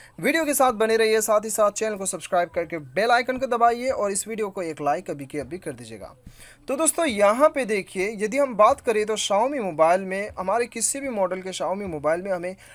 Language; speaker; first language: Hindi; native; Hindi